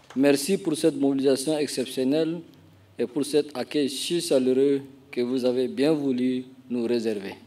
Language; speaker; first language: French; non-native, local second language; Arabic